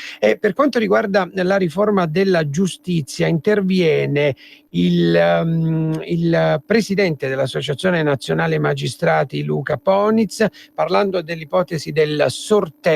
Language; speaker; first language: Italian; native; Italian